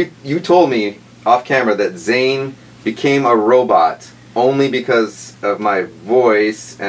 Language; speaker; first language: English; native; English